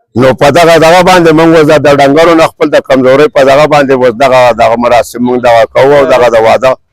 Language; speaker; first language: Pashto; non-native, local second language; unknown